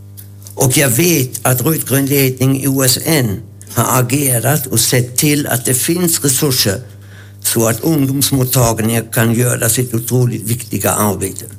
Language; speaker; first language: Swedish; non-native, fluent; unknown